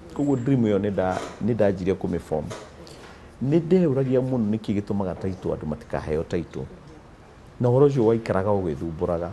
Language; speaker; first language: Kikuyu; native; Kikuyu